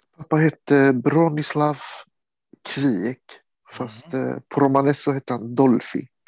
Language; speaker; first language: Swedish; early bilingual, other home language; Romany